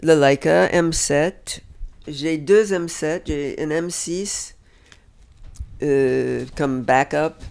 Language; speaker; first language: French; non-native, fluent; English